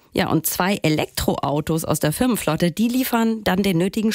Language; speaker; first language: German; native; German